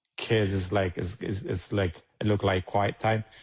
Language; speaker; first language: English; non-native, learner; Amharic